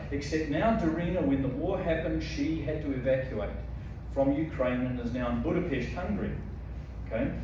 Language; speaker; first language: English; native; English